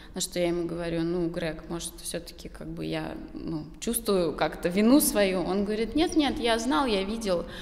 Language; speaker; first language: Russian; native; Russian